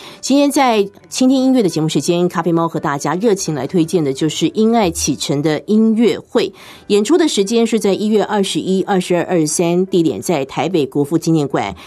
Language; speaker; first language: Chinese; native; Chinese